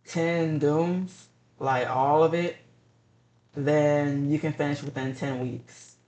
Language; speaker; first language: English; native; English